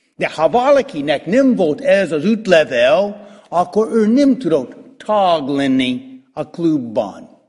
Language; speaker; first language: Hungarian; non-native, fluent; English